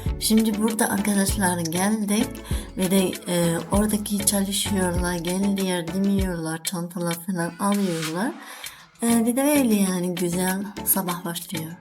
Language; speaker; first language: Turkish; non-native, learner; Arabic